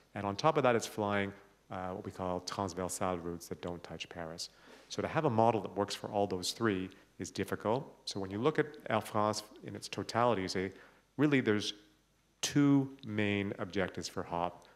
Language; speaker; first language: English; native; English